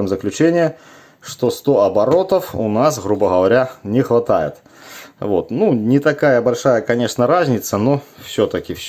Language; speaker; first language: Russian; native; Russian